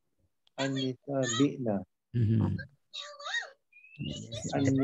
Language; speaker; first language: Arabic; non-native, learner; Malay